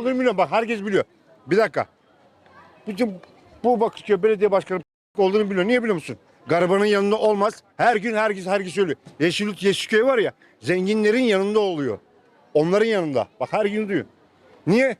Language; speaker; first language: Turkish; native; Turkish